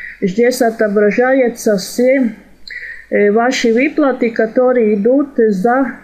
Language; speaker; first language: Russian; non-native, fluent; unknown